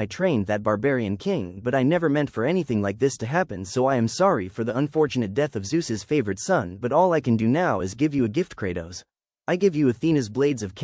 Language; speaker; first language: English; native; English